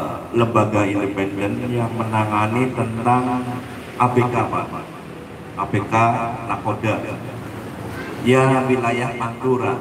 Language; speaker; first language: Indonesian; native; Indonesian